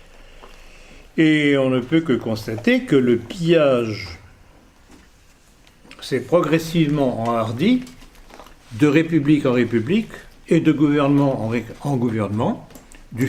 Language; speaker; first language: French; native; French